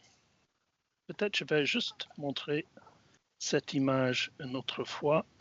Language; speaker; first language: French; non-native, fluent; English